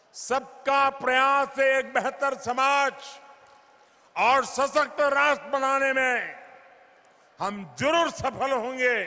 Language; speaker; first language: Hindi; non-native, local second language; Gujarati